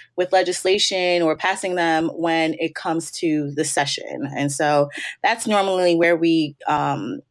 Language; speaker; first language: English; native; English